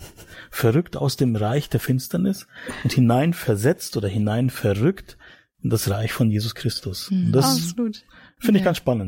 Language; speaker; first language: German; native; German